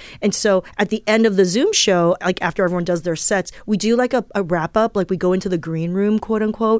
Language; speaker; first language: English; early bilingual, other home language; Chinese